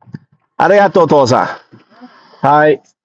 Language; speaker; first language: Japanese; non-native, learner; English